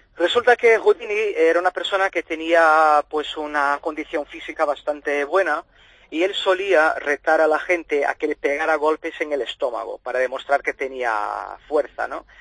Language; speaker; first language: Spanish; early bilingual, heritage; Spanish